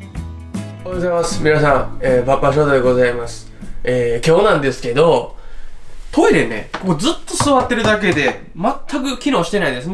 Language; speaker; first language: Japanese; native; Japanese